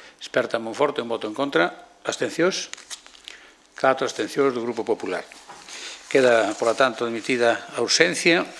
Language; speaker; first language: Galician; native; Galician